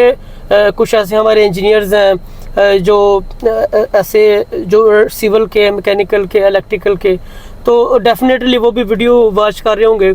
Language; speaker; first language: Hindi; native; Hindi